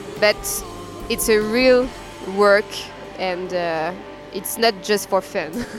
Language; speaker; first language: English; non-native, fluent; French